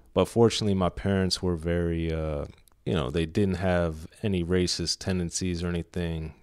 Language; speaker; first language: English; native; English